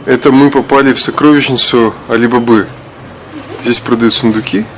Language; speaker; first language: Russian; native; Russian